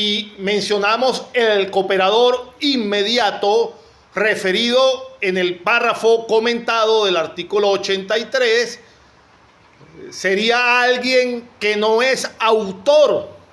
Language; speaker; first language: Spanish; native; Spanish